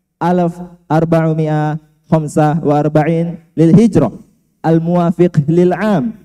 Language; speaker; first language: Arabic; non-native, learner; Indonesian